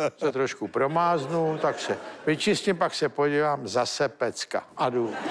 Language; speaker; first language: Czech; native; Czech